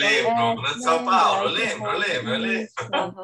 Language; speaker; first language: Portuguese; non-native, learner; Italian